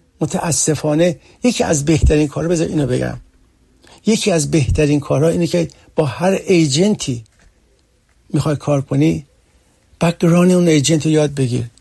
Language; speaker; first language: Persian; early bilingual, heritage; Persian